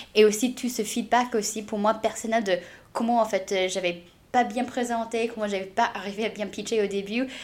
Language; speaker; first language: French; non-native, fluent; English